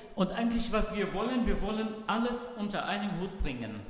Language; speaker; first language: German; non-native, fluent; Arabic